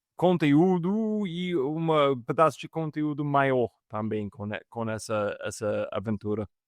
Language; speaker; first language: Portuguese; non-native, fluent; English